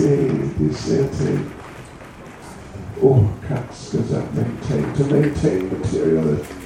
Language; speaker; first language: Russian; non-native, learner; English